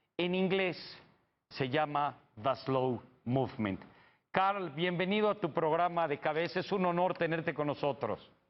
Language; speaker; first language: Spanish; native; Spanish